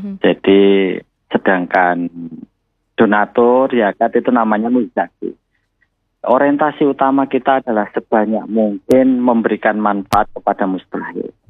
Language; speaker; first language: Malay; non-native, local second language; Javanese